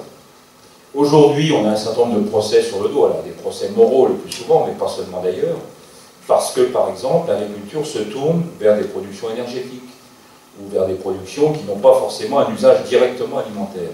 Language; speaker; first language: French; native; French